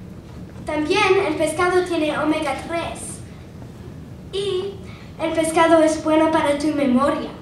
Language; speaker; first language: Spanish; non-native, learner; English